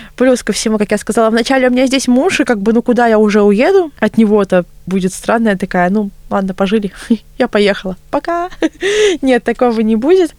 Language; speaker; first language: Russian; native; Russian